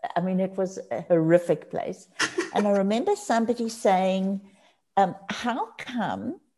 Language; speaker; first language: English; native; English